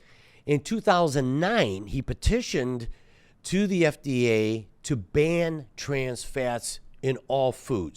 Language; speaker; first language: English; native; English